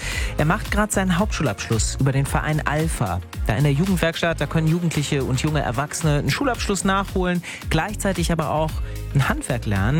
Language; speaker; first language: German; native; German